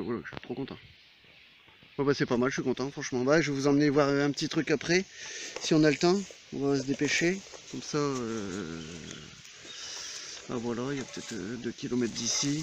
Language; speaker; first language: French; native; French